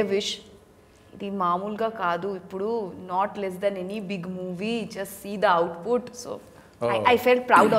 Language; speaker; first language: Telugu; non-native, local second language; Bangla